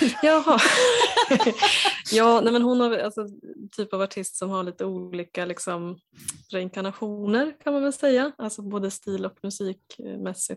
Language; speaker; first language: Swedish; native; Swedish